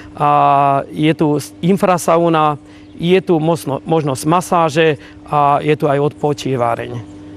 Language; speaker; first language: Slovak; native; Slovak